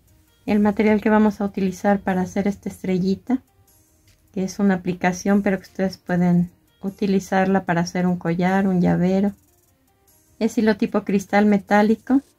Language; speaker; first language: Spanish; native; Spanish